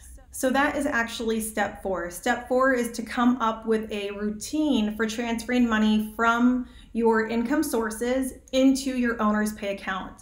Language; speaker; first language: English; native; English